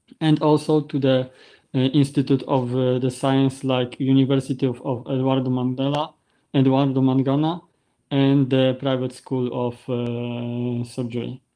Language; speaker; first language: English; non-native, learner; Polish